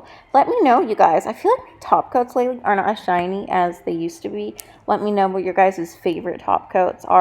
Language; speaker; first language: English; native; English